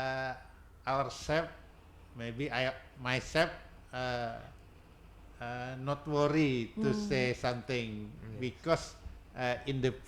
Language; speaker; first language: English; non-native, learner; Indonesian